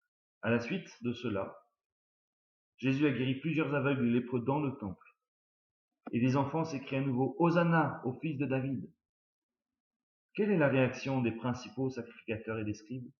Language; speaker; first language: French; native; French